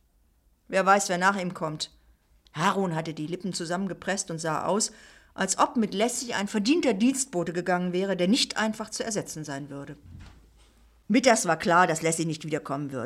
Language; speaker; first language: German; native; German